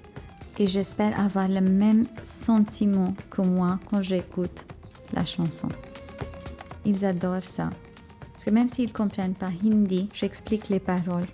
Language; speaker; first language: French; non-native, fluent; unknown